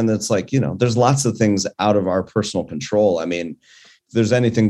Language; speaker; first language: English; native; English